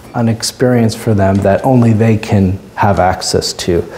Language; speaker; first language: English; native; English